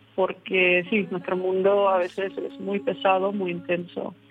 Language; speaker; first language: Spanish; early bilingual, heritage; English